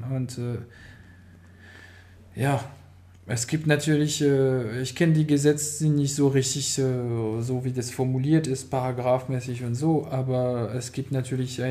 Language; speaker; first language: German; non-native, fluent; French